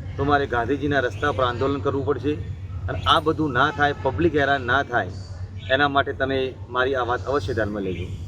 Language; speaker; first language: Gujarati; native; Gujarati